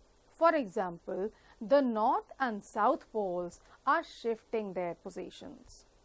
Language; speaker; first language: English; non-native, local second language; Punjabi